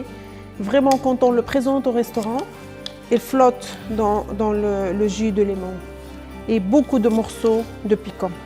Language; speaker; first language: French; non-native, fluent; Spanish